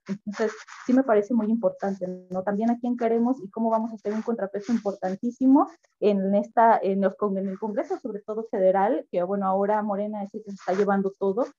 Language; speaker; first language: Spanish; native; Spanish